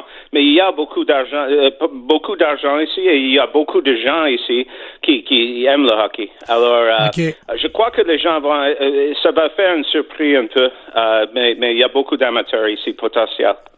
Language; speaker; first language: French; non-native, fluent; English